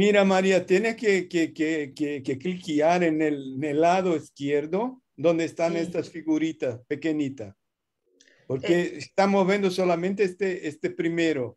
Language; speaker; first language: Spanish; non-native, fluent; Portuguese